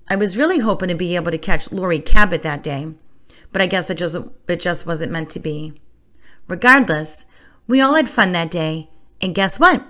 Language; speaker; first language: English; native; English